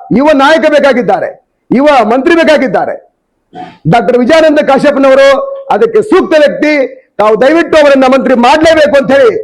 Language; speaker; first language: Kannada; non-native, local second language; Lambadi